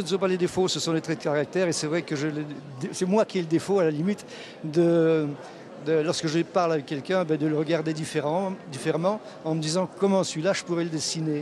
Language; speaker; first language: French; native; French